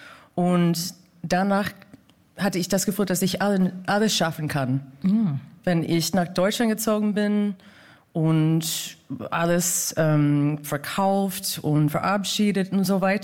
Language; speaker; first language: German; non-native, fluent; English